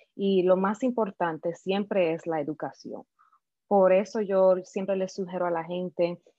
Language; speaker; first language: Spanish; native; Spanish